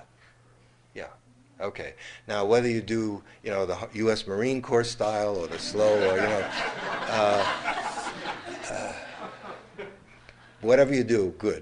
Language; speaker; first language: English; native; English